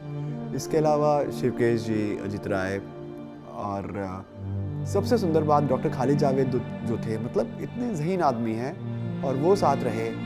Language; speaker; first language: Hindi; native; Hindi